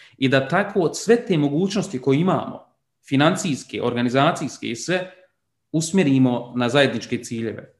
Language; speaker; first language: Croatian; early bilingual, heritage; Bosnian